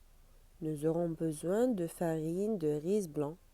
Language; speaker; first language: French; non-native, learner; Arabic